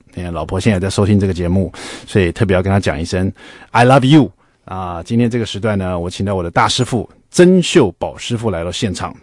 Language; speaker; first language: Chinese; native; Chinese